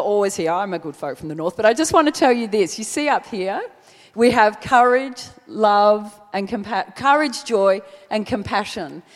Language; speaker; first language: English; native; English